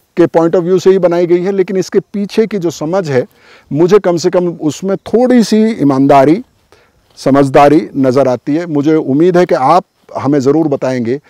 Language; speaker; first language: Hindi; native; Hindi